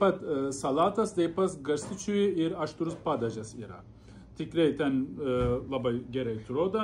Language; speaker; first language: Lithuanian; non-native, learner; Turkish